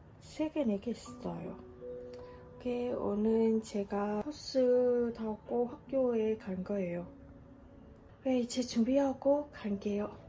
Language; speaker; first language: Korean; non-native, learner; Vietnamese